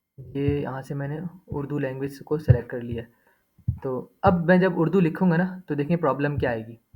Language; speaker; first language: Urdu; native; Urdu